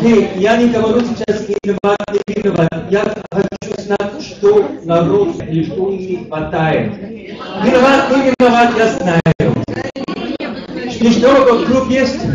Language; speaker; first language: Russian; non-native, learner; German